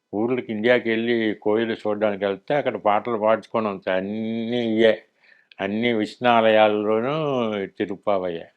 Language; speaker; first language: Telugu; early bilingual, heritage; Telugu